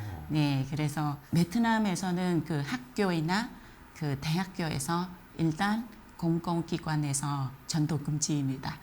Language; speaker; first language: Korean; non-native, fluent; Vietnamese